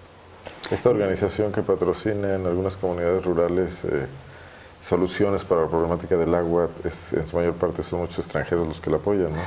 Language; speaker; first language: Spanish; native; Spanish